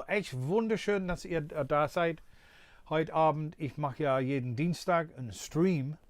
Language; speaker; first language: German; non-native, fluent; English